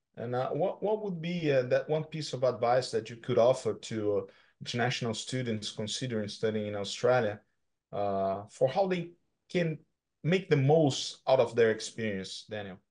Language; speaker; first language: English; non-native, fluent; Portuguese